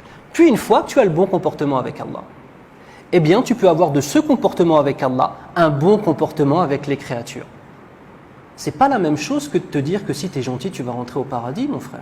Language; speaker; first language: French; native; French